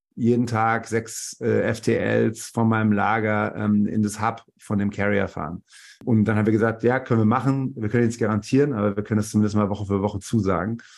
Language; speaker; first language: German; native; German